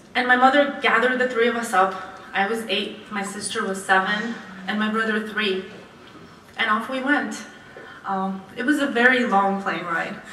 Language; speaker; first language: English; early bilingual, other home language; Romanian